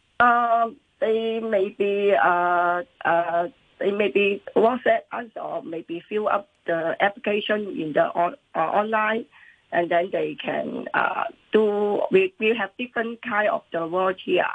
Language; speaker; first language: English; non-native, local second language; Cantonese